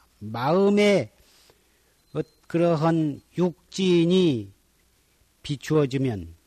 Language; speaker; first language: Korean; native; Korean